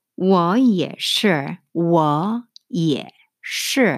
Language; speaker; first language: Chinese; non-native, fluent; Korean